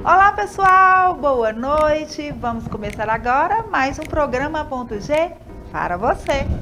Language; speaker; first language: Portuguese; native; Portuguese